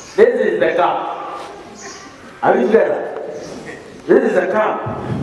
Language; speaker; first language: English; non-native, local second language; Swahili